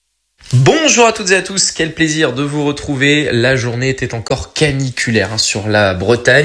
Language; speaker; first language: French; native; French